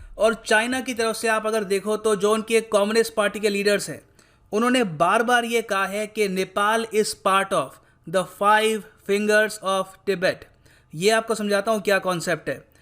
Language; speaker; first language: Hindi; native; Hindi